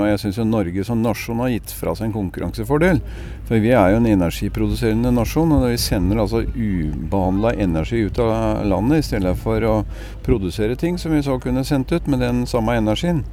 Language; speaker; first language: Norwegian; native; Norwegian